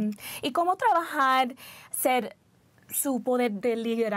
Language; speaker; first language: Spanish; early bilingual, heritage; Spanish